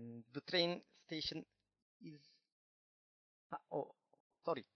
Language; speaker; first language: English; non-native, learner; Turkish